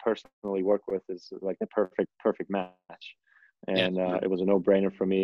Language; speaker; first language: English; non-native, fluent; German